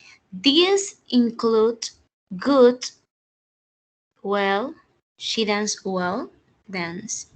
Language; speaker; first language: English; non-native, learner; Spanish